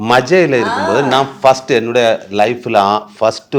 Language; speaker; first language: Tamil; non-native, learner; Malayalam